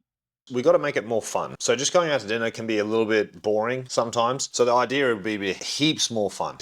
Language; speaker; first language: English; native; English